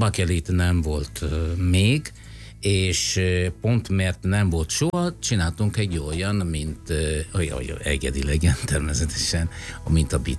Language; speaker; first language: Hungarian; non-native, fluent; Italian